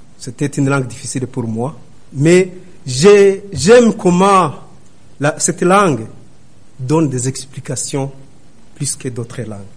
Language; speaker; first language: French; non-native, local second language; Rundi